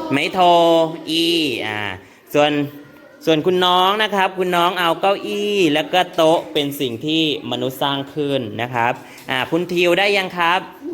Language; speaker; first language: Thai; non-native, local second language; Northern Khmer